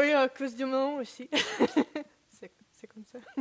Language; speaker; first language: French; non-native, learner; Russian